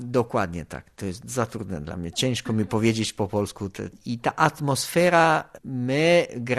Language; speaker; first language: Polish; non-native, learner; Italian